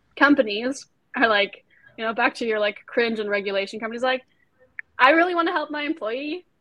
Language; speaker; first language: English; non-native, fluent; German